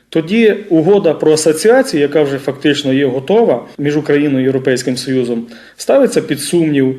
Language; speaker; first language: Ukrainian; native; Ukrainian